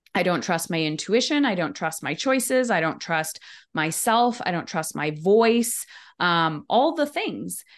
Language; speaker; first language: English; native; English